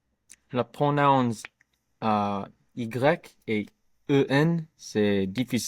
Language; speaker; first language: French; non-native, learner; English